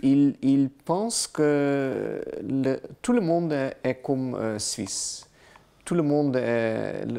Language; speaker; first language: French; non-native, learner; Dutch